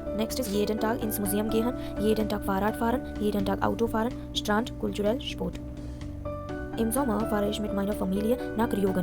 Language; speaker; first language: German; non-native, fluent; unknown